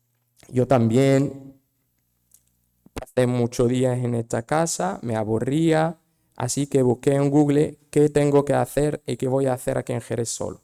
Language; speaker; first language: Spanish; non-native, fluent; Arabic